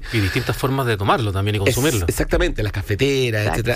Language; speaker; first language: Spanish; native; Spanish